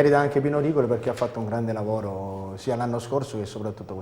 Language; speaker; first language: Italian; native; Italian